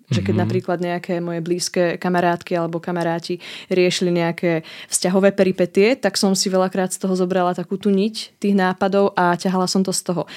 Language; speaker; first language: Slovak; native; Slovak